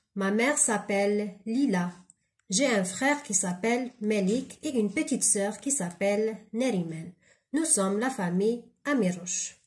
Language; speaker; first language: French; non-native, local second language; Arabic